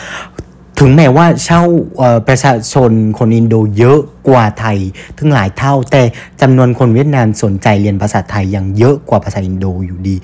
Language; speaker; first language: Thai; non-native, fluent; Vietnamese